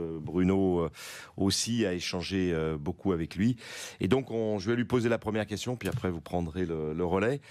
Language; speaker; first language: French; native; French